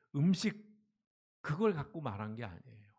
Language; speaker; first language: Korean; native; Korean